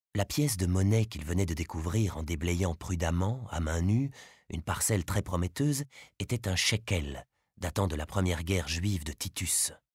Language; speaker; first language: French; native; French